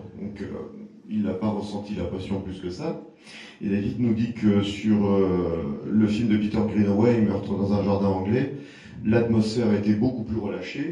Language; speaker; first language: French; native; French